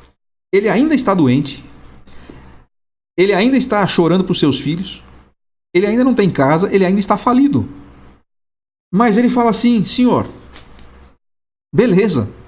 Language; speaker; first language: Portuguese; native; Portuguese